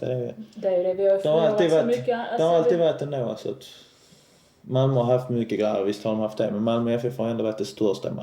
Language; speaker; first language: Swedish; native; Swedish